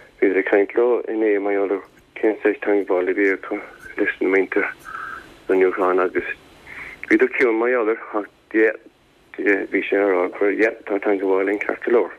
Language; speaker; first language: Irish; native; Irish